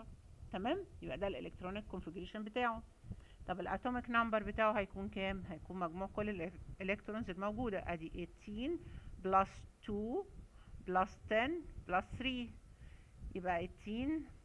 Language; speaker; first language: Arabic; native; Arabic